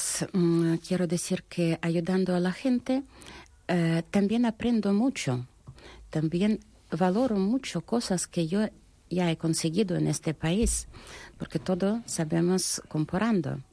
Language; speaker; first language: Spanish; non-native, fluent; Russian